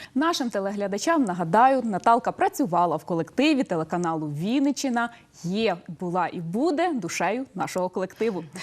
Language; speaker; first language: Ukrainian; native; Ukrainian